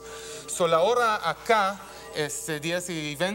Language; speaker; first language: Spanish; non-native, learner; Hebrew